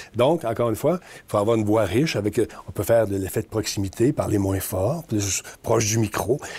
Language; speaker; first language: French; native; French